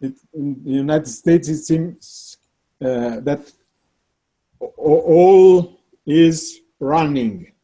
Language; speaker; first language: English; non-native, learner; Italian